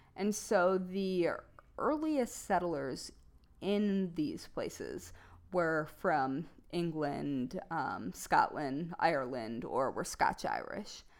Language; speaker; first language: English; native; English